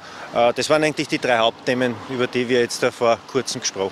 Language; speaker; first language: German; native; German